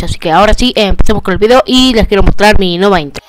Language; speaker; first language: Spanish; native; Spanish